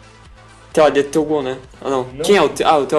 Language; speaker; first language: Portuguese; native; Portuguese